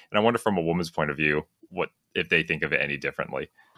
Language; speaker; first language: English; native; English